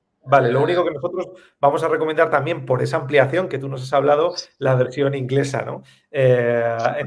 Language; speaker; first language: Spanish; native; Spanish